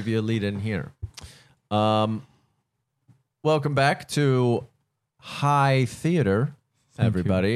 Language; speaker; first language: English; native; English